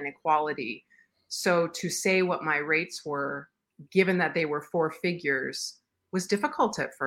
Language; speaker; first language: English; native; English